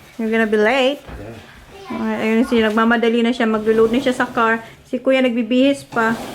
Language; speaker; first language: Filipino; non-native, local second language; Bikol